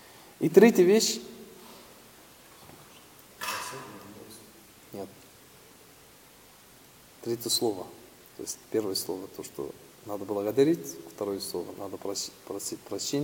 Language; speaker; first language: Russian; non-native, local second language; Tatar